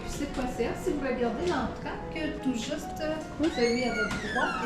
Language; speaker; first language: French; native; French